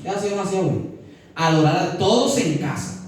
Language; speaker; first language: Spanish; native; Spanish